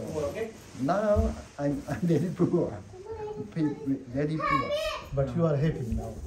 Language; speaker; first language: English; non-native, learner; Japanese